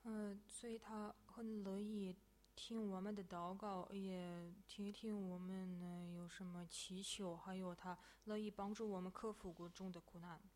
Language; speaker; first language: Chinese; non-native, fluent; Russian